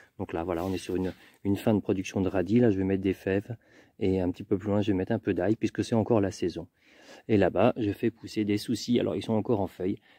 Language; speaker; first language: French; native; French